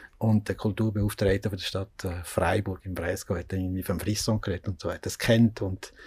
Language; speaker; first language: German; native; German